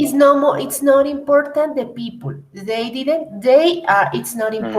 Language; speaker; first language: English; non-native, fluent; Spanish